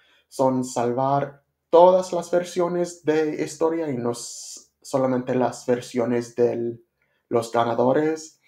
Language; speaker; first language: Spanish; non-native, learner; English